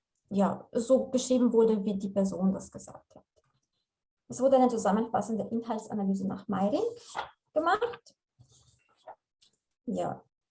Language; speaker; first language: German; non-native, fluent; Slovenian